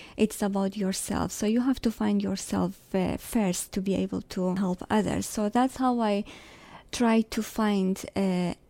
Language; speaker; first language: English; non-native, fluent; Arabic